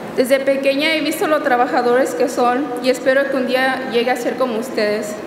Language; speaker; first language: Spanish; early bilingual, heritage; Spanish